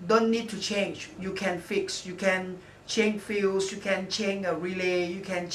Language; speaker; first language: English; non-native, learner; Thai